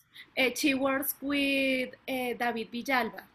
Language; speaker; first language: English; non-native, learner; Spanish